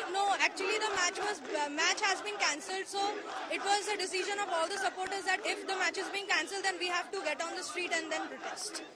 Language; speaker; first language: English; non-native, local second language; Bangla